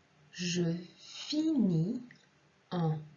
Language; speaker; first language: French; non-native, fluent; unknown